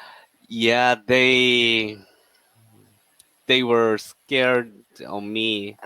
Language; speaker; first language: English; non-native, learner; Korean